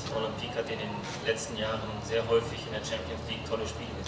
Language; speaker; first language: German; native; German